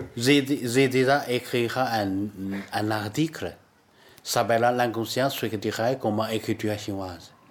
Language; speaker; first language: French; non-native, learner; Chinese